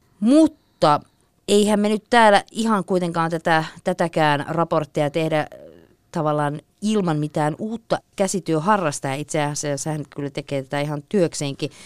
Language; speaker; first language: Finnish; native; Finnish